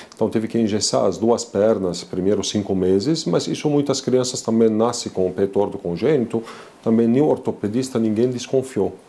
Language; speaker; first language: Portuguese; non-native, fluent; Arabic